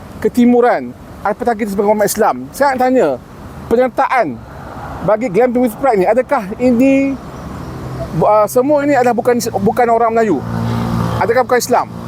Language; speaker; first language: Malay; native; Malay